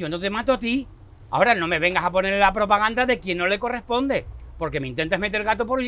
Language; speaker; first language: Spanish; native; Spanish